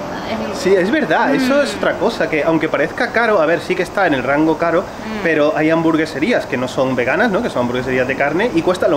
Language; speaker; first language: Spanish; native; Spanish